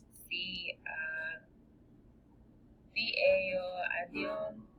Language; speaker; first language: Spanish; non-native, learner; English